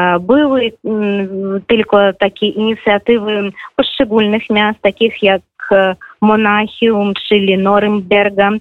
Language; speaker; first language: Polish; non-native, fluent; Russian